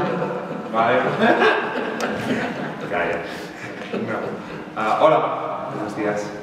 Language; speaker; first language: Spanish; non-native, fluent; English